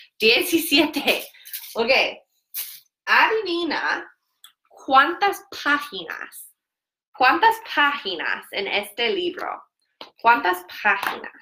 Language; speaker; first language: Spanish; non-native, learner; English